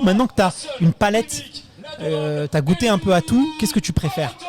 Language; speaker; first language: French; native; French